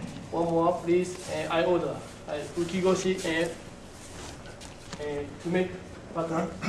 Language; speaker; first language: English; non-native, learner; Japanese